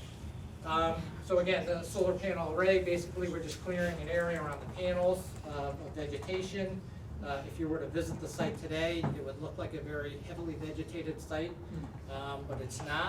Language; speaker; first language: English; native; English